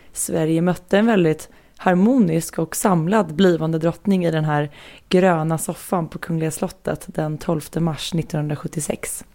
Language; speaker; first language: Swedish; native; Swedish